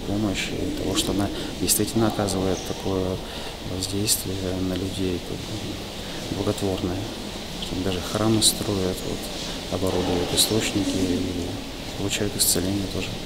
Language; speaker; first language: Russian; native; Russian